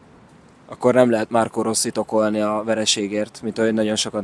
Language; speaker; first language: Hungarian; native; Hungarian